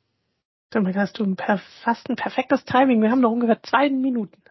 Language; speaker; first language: German; native; German